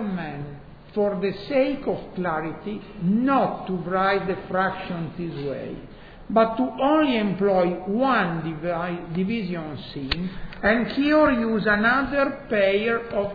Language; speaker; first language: English; non-native, fluent; Italian